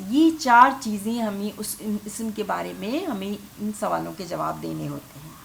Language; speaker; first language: Urdu; native; Urdu